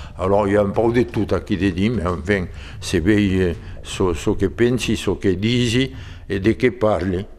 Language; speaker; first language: Occitan; native; Occitan